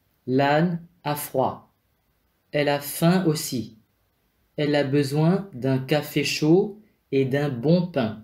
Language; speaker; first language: French; non-native, fluent; Vietnamese